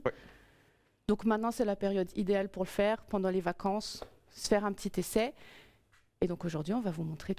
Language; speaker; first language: French; native; French